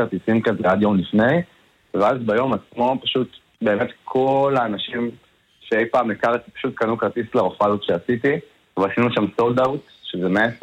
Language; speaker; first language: Hebrew; native; Hebrew